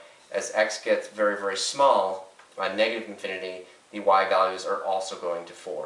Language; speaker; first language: English; native; English